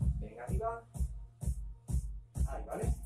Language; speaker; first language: Spanish; native; Spanish